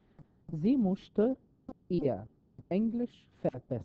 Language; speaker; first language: German; non-native, fluent; Arabic